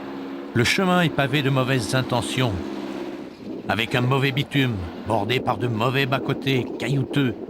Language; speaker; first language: French; native; French